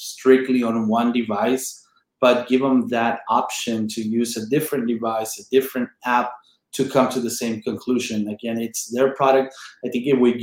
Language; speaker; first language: English; native; English